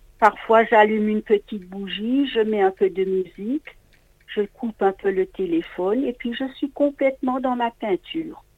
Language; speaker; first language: French; non-native, local second language; Swiss German